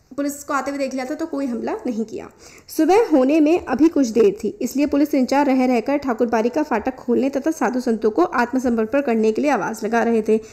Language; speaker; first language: Hindi; native; Hindi